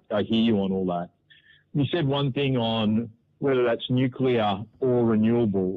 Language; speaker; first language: English; native; English